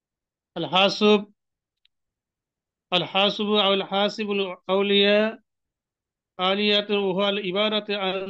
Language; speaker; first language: Arabic; non-native, learner; Bangla